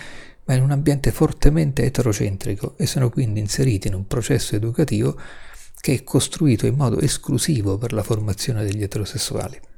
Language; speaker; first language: Italian; native; Italian